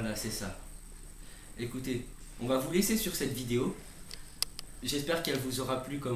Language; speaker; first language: French; native; French